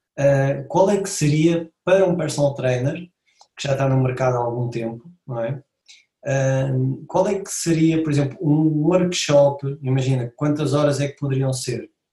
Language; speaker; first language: Portuguese; native; Portuguese